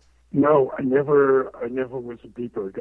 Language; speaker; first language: English; native; English